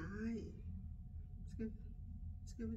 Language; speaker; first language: Danish; non-native, local second language; Kalaallisut